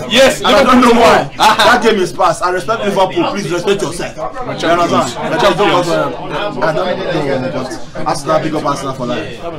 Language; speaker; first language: English; native; English